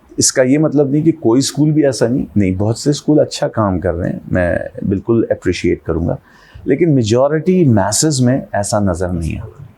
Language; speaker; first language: Urdu; native; Urdu